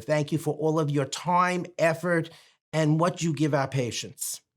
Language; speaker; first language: English; native; English